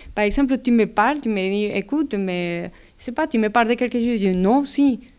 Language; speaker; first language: French; non-native, fluent; Spanish